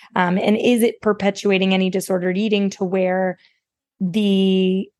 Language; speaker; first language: English; native; English